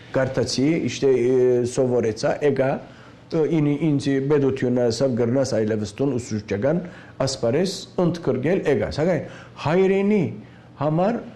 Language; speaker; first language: Armenian; native; Armenian